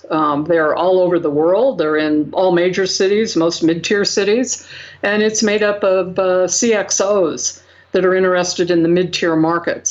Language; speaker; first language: English; native; English